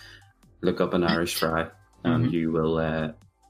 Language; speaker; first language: English; native; English